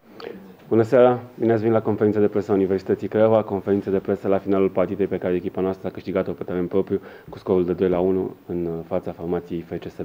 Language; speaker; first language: Romanian; native; Romanian